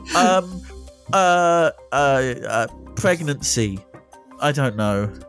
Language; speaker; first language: English; native; English